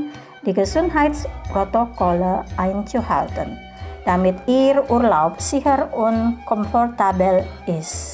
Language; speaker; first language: German; non-native, fluent; Indonesian